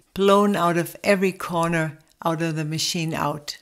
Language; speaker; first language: English; non-native, fluent; German